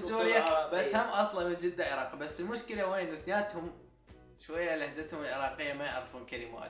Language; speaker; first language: Arabic; native; Arabic